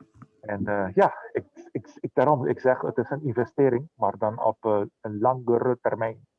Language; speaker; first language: Dutch; non-native, local second language; Papiamento